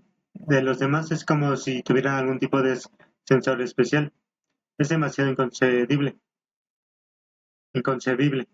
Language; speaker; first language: Spanish; native; Spanish